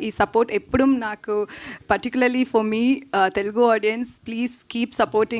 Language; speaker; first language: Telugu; non-native, learner; Tamil